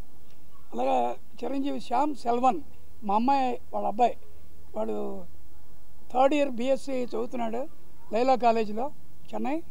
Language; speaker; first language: Telugu; native; Telugu